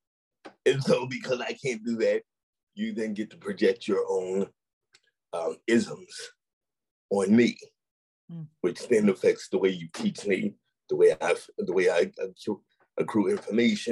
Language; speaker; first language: English; native; English